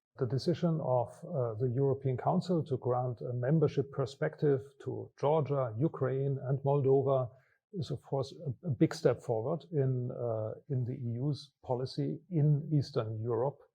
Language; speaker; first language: English; non-native, fluent; German